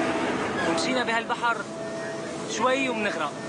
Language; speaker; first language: Arabic; native; Arabic